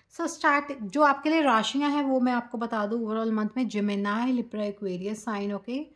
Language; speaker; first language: Hindi; native; Hindi